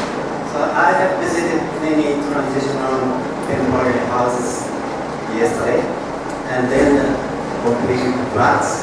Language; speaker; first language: English; non-native, learner; Japanese